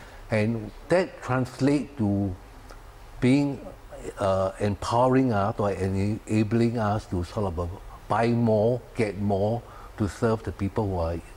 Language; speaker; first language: English; non-native, local second language; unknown